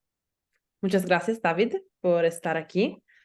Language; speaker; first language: Spanish; non-native, learner; Italian